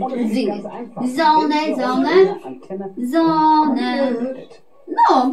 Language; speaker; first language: German; non-native, learner; Polish